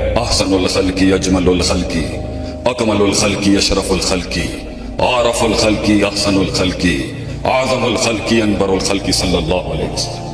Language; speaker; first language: Urdu; native; Urdu